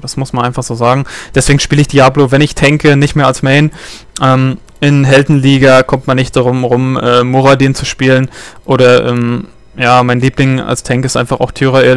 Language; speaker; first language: German; native; German